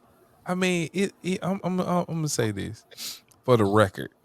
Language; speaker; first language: English; native; English